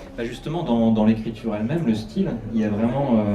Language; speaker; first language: French; native; French